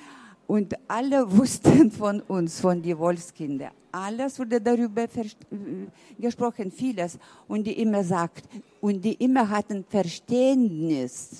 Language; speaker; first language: German; early bilingual, heritage; German